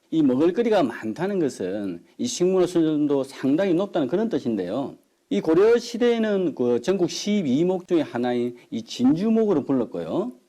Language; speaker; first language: Korean; native; Korean